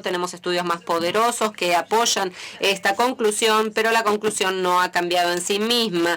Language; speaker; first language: Spanish; native; Spanish